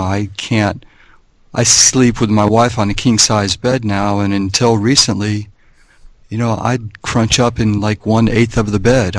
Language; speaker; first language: English; native; English